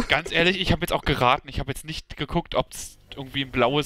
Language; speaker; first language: German; native; German